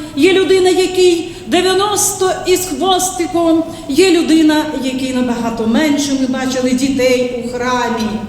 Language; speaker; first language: Ukrainian; native; Ukrainian